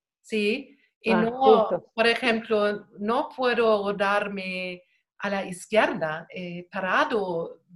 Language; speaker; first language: Spanish; non-native, learner; German